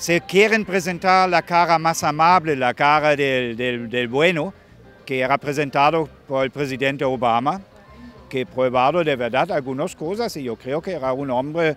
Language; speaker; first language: Spanish; non-native, fluent; German